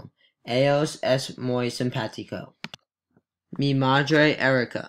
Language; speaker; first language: Spanish; non-native, learner; English